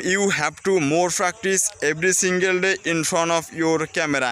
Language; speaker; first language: English; non-native, learner; Bangla